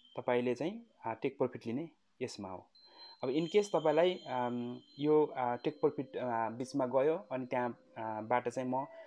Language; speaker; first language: Nepali; native; Nepali